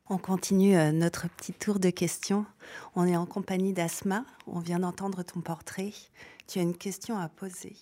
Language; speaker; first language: French; native; French